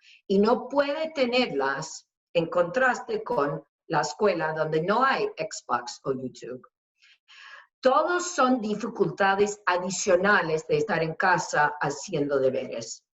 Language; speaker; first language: Spanish; non-native, fluent; English